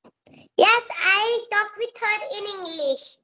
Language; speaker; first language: English; non-native, local second language; Marathi